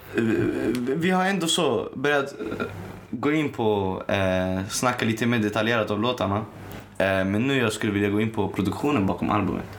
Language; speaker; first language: Swedish; early bilingual, other home language; Arabic